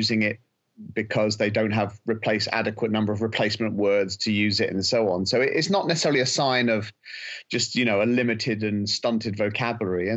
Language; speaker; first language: English; native; English